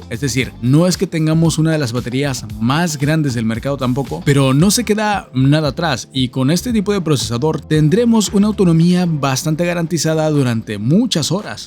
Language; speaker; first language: Spanish; native; Spanish